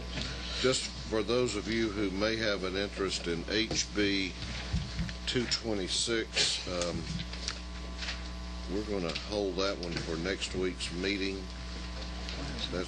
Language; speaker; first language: English; native; English